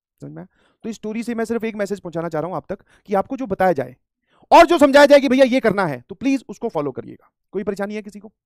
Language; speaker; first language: Hindi; native; Hindi